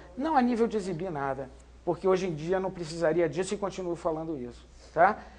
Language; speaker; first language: Portuguese; native; Portuguese